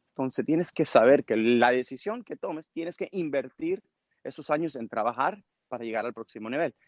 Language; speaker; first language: Spanish; early bilingual, heritage; Spanish